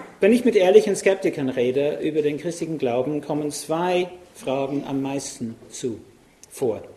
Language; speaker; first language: German; non-native, fluent; English